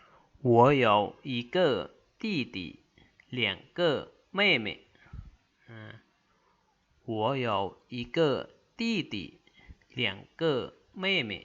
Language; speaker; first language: Chinese; non-native, fluent; Lao